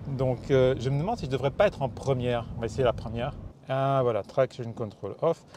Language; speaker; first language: French; native; French